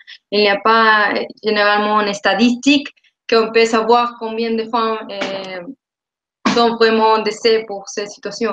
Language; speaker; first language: French; non-native, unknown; Spanish